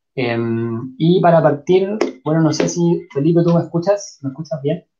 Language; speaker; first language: Spanish; native; Spanish